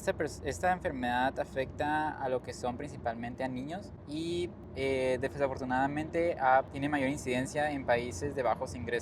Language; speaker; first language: Spanish; native; Spanish